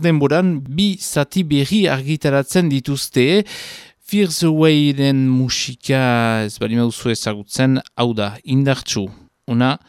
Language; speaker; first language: Basque; native; Basque